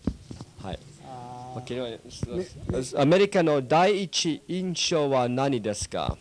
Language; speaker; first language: Japanese; early bilingual, heritage; English